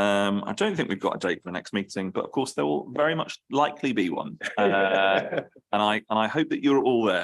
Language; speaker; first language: English; native; English